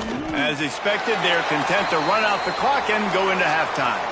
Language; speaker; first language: English; native; English